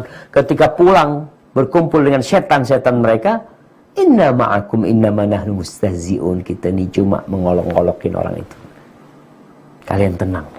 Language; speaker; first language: Indonesian; native; Indonesian